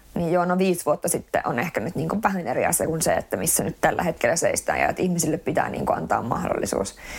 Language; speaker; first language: Finnish; early bilingual, heritage; Finnish